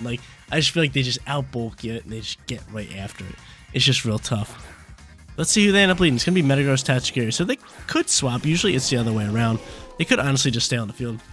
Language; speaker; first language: English; native; English